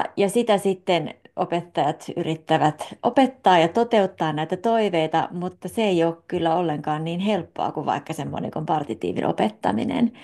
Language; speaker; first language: Finnish; native; Finnish